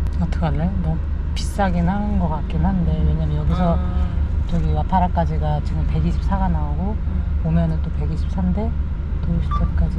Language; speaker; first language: Korean; native; Korean